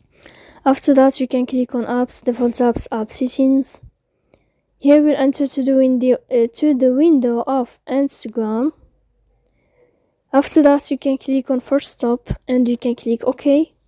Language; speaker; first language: English; non-native, fluent; Arabic